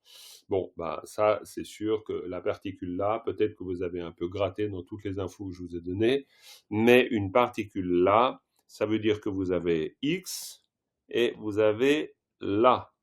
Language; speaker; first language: French; native; French